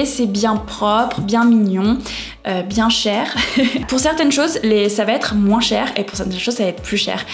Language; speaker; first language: French; native; French